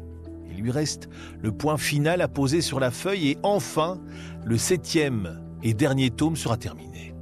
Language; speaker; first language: French; native; French